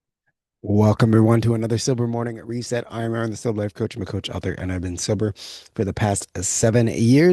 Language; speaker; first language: English; native; English